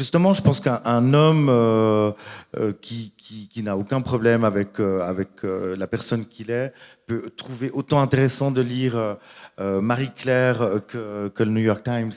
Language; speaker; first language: French; native; French